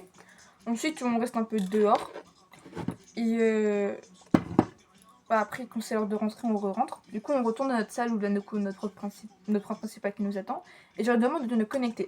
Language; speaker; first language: French; native; French